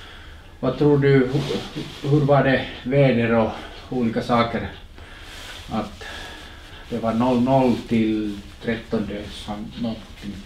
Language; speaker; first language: Swedish; non-native, local second language; Finnish